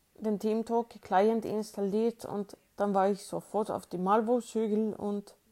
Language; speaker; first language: German; non-native, fluent; Swedish